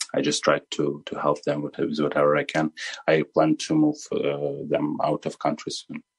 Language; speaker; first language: English; non-native, fluent; Ukrainian